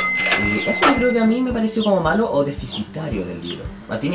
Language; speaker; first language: Spanish; native; Spanish